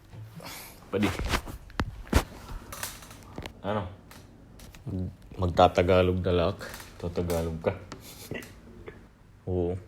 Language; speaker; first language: Filipino; non-native, local second language; Waray